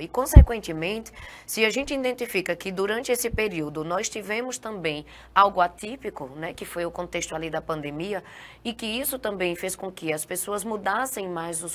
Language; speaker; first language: Portuguese; native; Portuguese